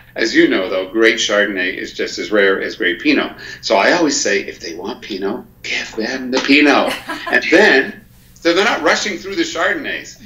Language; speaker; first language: English; native; English